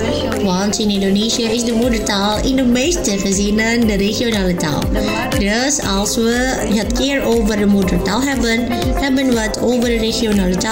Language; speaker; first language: Dutch; non-native, fluent; Indonesian